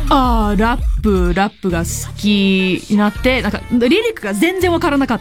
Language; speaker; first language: Japanese; non-native, fluent; English